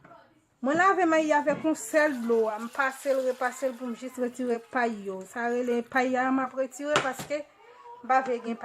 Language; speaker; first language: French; non-native, local second language; Haitian Creole